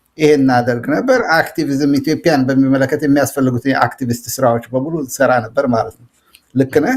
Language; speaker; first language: Amharic; native; Amharic